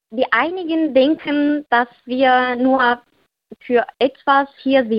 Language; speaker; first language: German; non-native, learner; Turkish